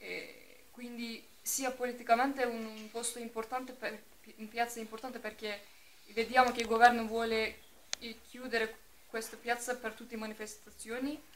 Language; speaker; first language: Italian; non-native, fluent; Turkish